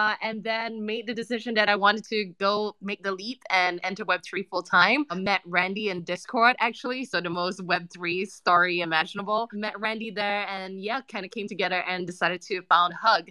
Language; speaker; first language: English; native; English